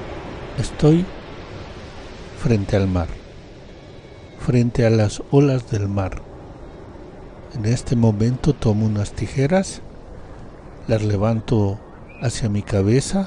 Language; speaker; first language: Spanish; native; Spanish